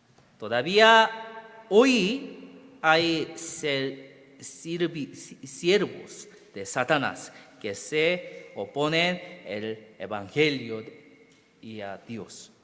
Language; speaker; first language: Spanish; non-native, learner; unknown